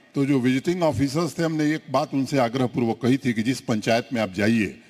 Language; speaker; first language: Hindi; native; Hindi